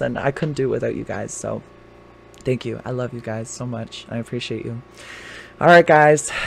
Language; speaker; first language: English; native; English